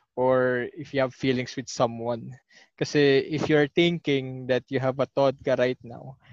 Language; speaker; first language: English; non-native, local second language; Filipino